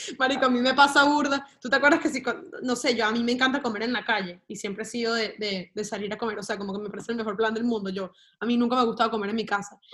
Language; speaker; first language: Spanish; native; Spanish